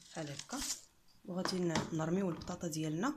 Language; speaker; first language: Arabic; native; Arabic